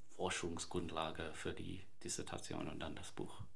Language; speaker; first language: German; non-native, fluent; English